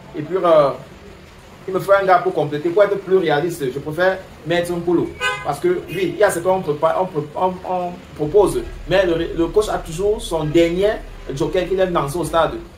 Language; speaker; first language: French; native; French